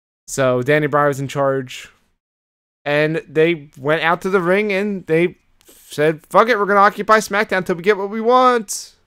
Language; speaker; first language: English; native; English